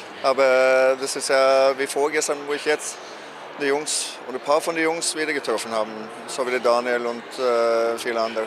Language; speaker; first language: German; non-native, fluent; Norwegian